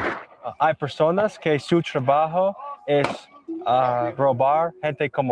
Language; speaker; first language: Spanish; non-native, learner; English